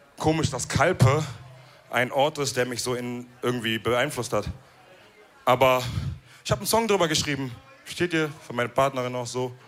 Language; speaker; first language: German; early bilingual, other home language; Wolof